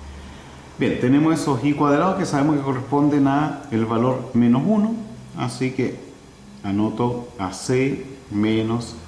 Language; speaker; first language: Spanish; native; Spanish